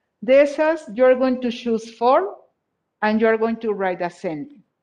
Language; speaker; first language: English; non-native, fluent; Spanish